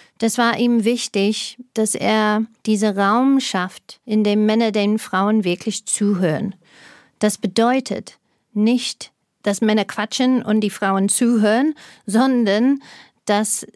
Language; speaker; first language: German; non-native, fluent; English